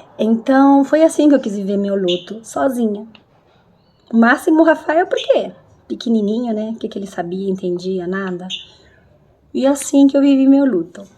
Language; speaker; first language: Portuguese; non-native, fluent; Spanish